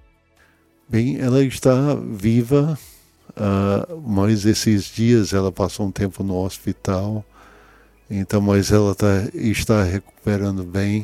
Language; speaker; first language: Portuguese; early bilingual, other home language; English